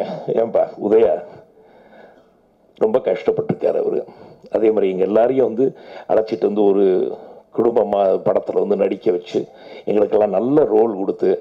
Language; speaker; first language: Tamil; native; Tamil